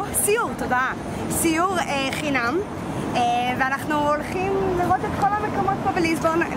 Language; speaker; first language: Hebrew; native; Hebrew